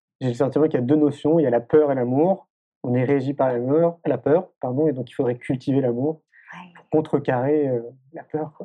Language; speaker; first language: French; native; French